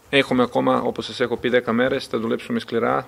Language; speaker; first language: Greek; non-native, fluent; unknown